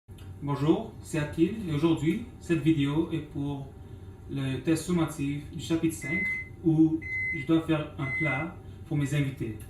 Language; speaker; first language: French; non-native, local second language; English